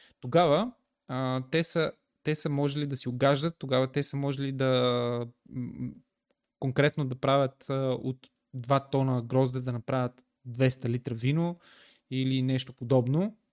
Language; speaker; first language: Bulgarian; native; Bulgarian